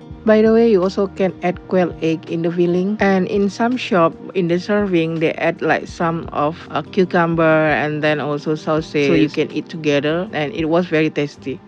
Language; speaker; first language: English; non-native, learner; Indonesian